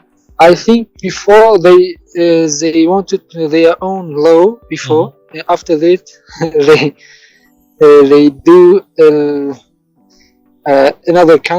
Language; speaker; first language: English; non-native, learner; Tajik